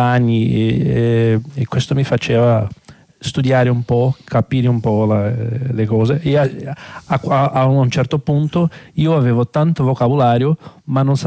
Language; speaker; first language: Italian; non-native, fluent; Portuguese